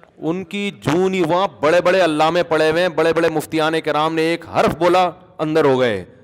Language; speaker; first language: Urdu; native; Urdu